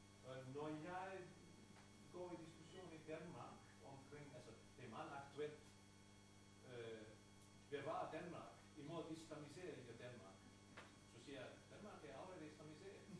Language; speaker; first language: Danish; non-native, fluent; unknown